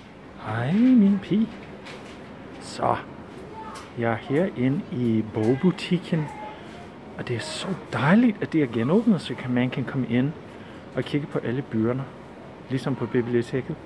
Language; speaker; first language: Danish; non-native, fluent; English